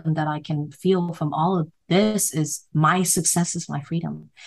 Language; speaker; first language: English; non-native, local second language; Cantonese